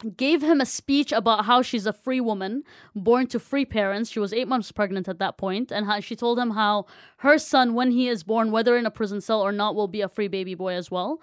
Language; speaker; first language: English; non-native, fluent; Arabic